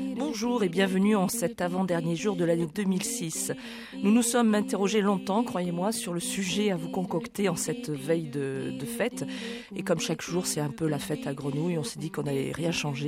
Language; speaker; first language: French; native; French